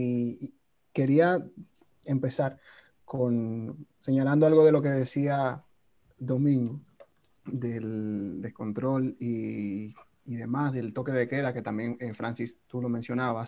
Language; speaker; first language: Spanish; native; Spanish